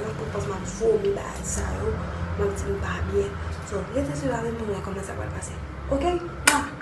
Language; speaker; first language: French; non-native, learner; Haitian Creole